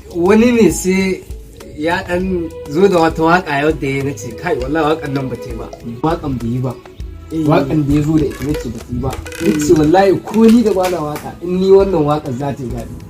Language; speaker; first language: Hausa; native; Hausa